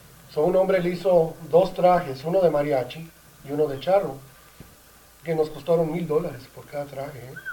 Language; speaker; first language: Spanish; early bilingual, heritage; Spanish